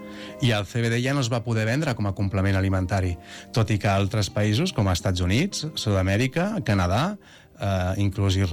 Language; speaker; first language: Catalan; native; Catalan